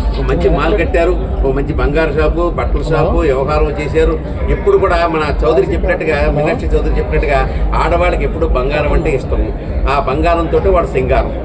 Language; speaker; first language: Telugu; native; Telugu